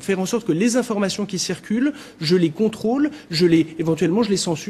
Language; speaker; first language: French; native; French